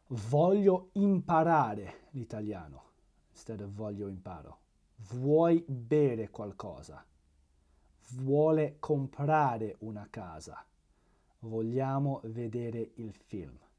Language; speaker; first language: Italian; non-native, fluent; English